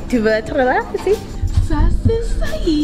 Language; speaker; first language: French; non-native, learner; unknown